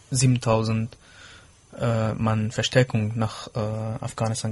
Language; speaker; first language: German; non-native, fluent; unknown